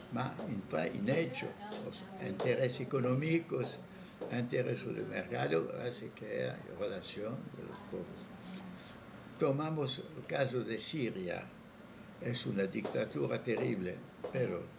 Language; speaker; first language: Spanish; non-native, fluent; French